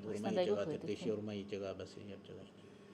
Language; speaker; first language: Mongolian; non-native, learner; Urdu